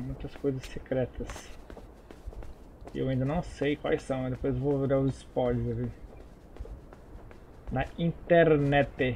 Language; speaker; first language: Portuguese; native; Portuguese